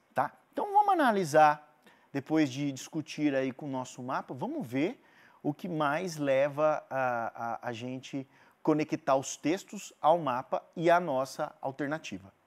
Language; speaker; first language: Portuguese; native; Portuguese